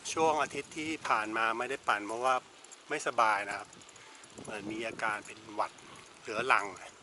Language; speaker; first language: Thai; native; Thai